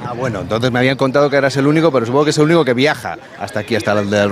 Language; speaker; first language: Spanish; native; Spanish